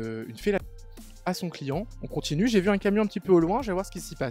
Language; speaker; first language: French; native; French